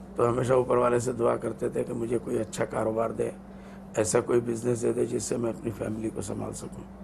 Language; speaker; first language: Hindi; non-native, local second language; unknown